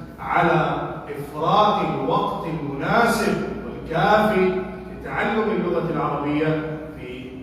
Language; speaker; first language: Arabic; non-native, fluent; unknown